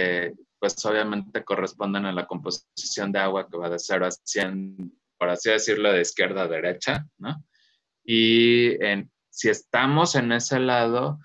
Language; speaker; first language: Spanish; native; Spanish